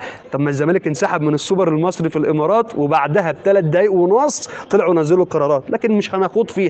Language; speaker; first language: Arabic; native; Arabic